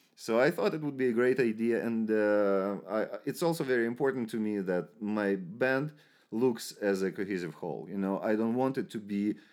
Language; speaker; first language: English; non-native, fluent; Russian